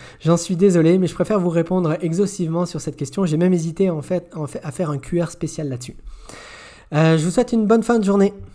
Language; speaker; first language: French; native; French